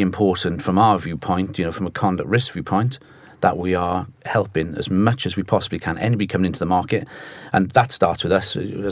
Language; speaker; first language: English; native; English